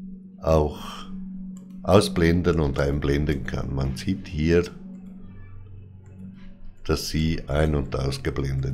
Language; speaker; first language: German; non-native, fluent; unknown